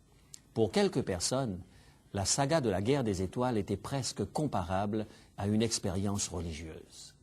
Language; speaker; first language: French; native; French